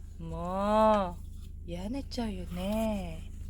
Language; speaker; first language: Japanese; non-native, fluent; Filipino